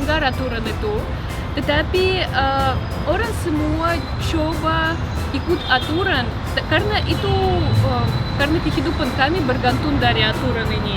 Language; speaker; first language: Indonesian; non-native, fluent; Russian